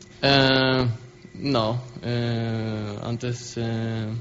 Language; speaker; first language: Spanish; non-native, learner; Swedish